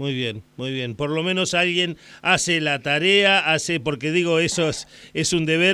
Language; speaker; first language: Spanish; native; Spanish